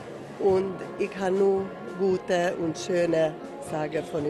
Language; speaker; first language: German; non-native, local second language; Hungarian